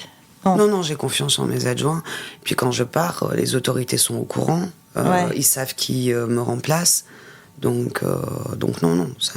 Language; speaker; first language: French; native; French